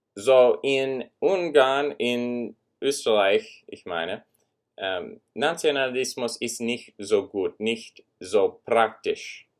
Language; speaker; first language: German; non-native, learner; English